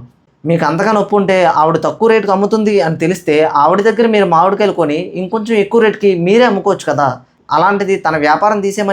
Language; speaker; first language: Telugu; native; Telugu